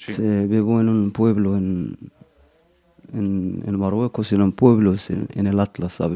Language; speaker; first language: Spanish; non-native, fluent; Berber languages